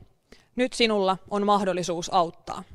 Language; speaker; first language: Finnish; native; Finnish